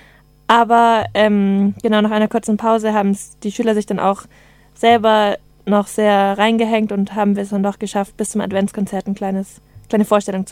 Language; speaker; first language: German; native; German